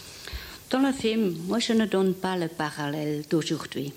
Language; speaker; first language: French; non-native, fluent; German